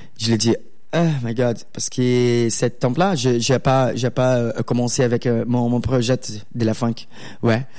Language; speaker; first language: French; non-native, learner; Portuguese